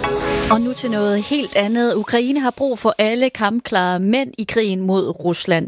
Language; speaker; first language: Danish; native; Danish